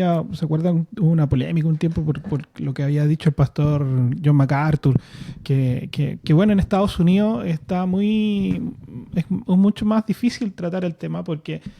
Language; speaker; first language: Spanish; native; Spanish